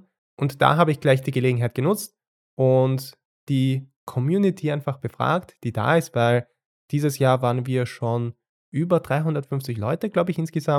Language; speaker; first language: German; native; German